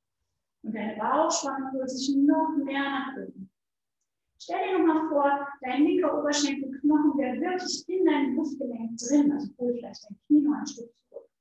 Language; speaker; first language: German; native; German